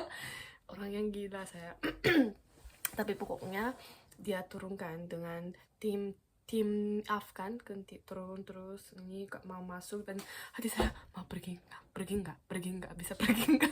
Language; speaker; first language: Indonesian; non-native, fluent; Korean